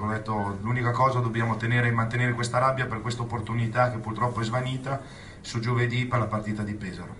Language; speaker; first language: Italian; native; Italian